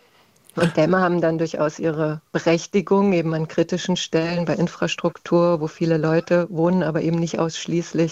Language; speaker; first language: German; native; German